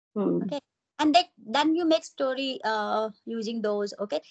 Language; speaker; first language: English; non-native, local second language; Hindi